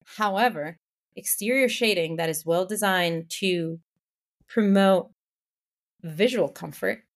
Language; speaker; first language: English; non-native, fluent; Spanish